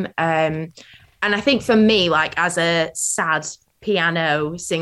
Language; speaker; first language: English; native; English